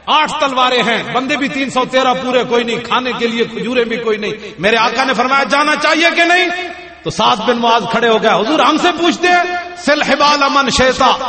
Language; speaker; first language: Urdu; non-native, local second language; Punjabi